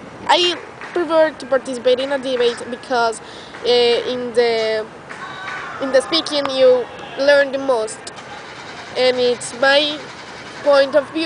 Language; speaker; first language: English; non-native, learner; Spanish